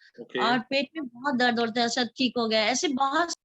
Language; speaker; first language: Hindi; non-native, local second language; Bangla